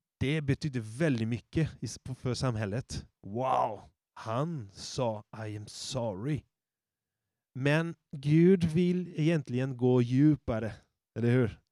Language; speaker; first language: Swedish; non-native, fluent; Portuguese